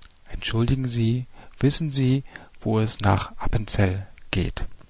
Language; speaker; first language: German; native; German